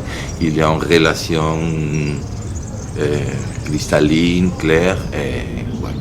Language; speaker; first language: French; non-native, learner; Spanish